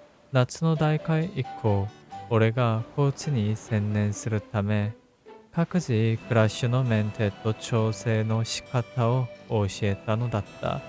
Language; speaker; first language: Japanese; non-native, learner; Korean